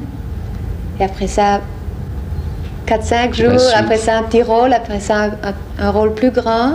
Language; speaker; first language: French; non-native, fluent; Dutch